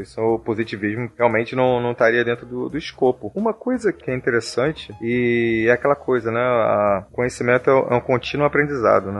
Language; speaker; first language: Portuguese; native; Portuguese